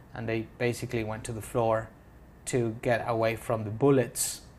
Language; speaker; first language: English; non-native, fluent; Spanish